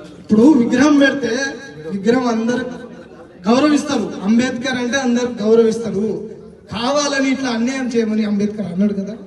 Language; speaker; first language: Telugu; non-native, local second language; Lambadi